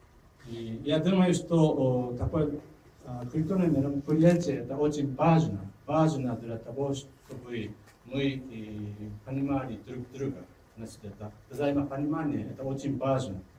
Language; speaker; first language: Russian; non-native, fluent; Japanese